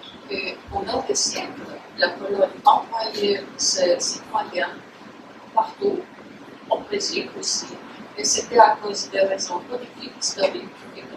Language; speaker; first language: French; non-native, fluent; Polish